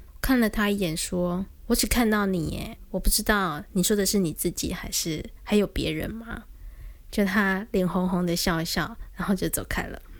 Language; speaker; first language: Chinese; native; Chinese